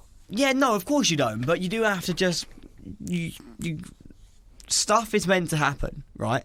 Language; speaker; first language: English; native; English